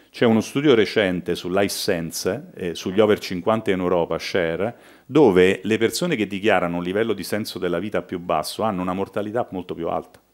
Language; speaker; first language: Italian; native; Italian